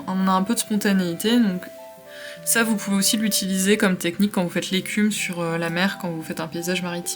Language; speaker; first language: French; native; French